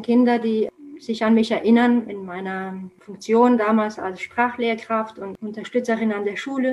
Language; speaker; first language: German; non-native, fluent; Romanian